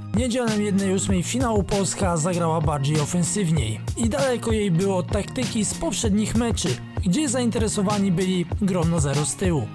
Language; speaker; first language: Polish; native; Polish